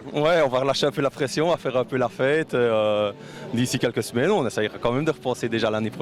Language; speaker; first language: French; native; French